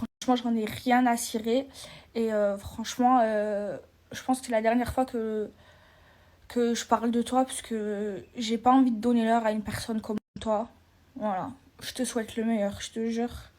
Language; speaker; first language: French; native; French